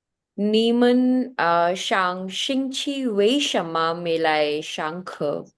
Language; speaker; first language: Chinese; non-native, learner; Hindi